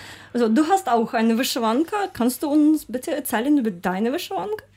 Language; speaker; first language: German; non-native, learner; Ukrainian